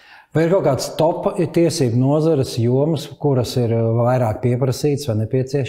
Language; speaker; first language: Latvian; native; Latvian